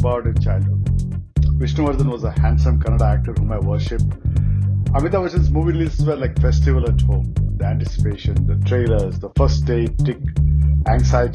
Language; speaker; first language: English; non-native, local second language; Kannada